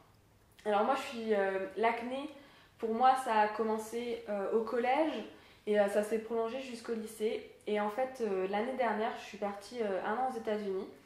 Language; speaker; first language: French; native; French